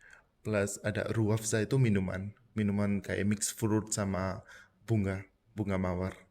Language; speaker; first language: Indonesian; non-native, fluent; Punjabi